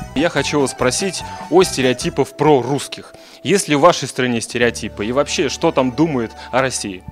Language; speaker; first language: Russian; native; Russian